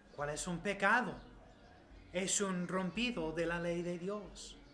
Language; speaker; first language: Spanish; non-native, learner; English